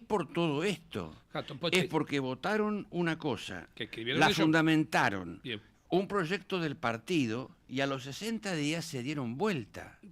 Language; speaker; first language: Spanish; native; Spanish